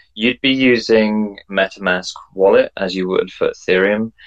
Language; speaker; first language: English; native; English